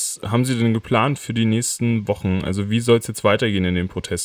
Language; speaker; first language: German; native; German